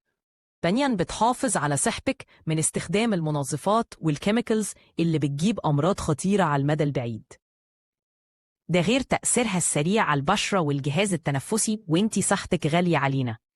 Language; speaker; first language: Arabic; native; Arabic